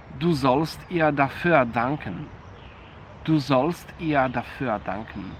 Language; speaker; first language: German; non-native, fluent; Polish